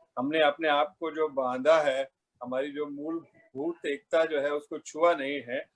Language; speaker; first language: Hindi; native; Hindi